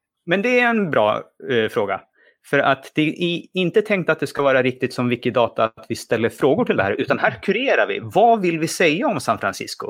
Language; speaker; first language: Swedish; native; Swedish